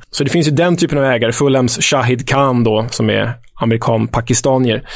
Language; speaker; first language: Swedish; native; Swedish